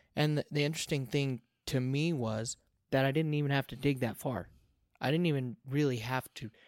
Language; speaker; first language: English; native; English